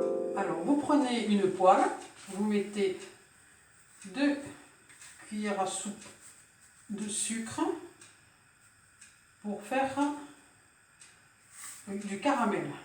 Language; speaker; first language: French; native; French